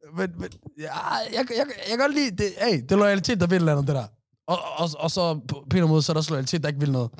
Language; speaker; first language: Danish; native; Danish